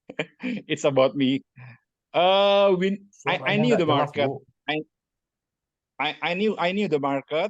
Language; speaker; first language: English; non-native, learner; Indonesian